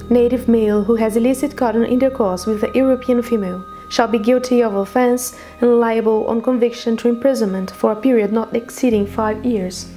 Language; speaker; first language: English; non-native, fluent; Portuguese